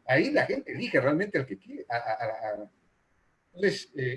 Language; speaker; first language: Spanish; native; Spanish